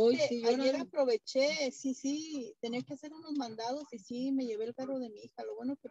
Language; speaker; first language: Spanish; native; Spanish